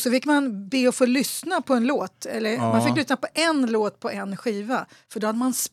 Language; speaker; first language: Swedish; native; Swedish